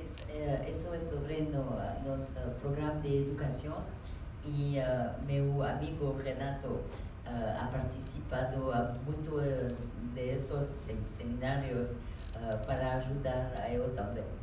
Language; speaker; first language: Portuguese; non-native, learner; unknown